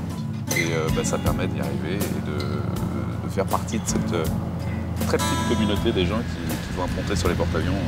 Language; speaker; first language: French; native; French